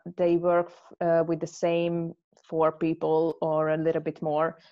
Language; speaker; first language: English; non-native, fluent; Hungarian